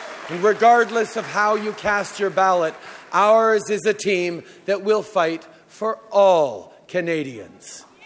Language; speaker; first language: English; early bilingual, other home language; French